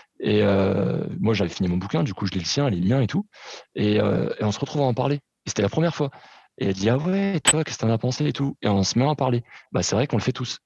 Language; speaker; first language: French; early bilingual, other home language; Portuguese